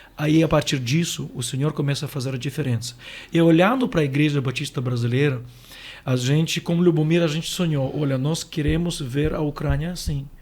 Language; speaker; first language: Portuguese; non-native, fluent; Ukrainian